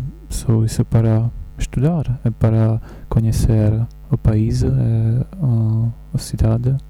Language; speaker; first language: Portuguese; non-native, learner; Czech